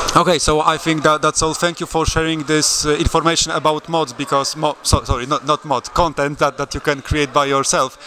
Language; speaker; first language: English; non-native, fluent; Polish